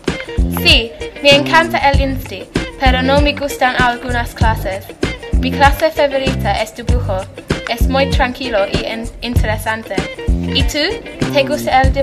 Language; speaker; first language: Spanish; non-native, learner; English